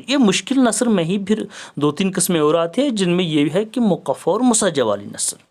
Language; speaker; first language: Urdu; native; Urdu